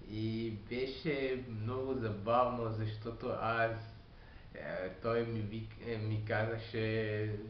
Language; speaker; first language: Bulgarian; non-native, learner; French